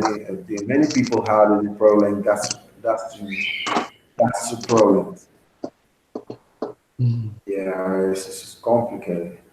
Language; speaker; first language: English; non-native, learner; Spanish